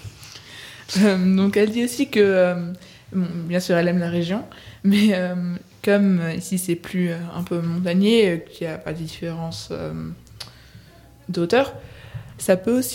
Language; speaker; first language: French; native; French